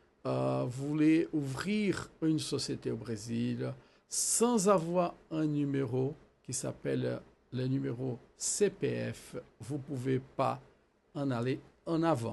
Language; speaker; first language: French; non-native, fluent; Portuguese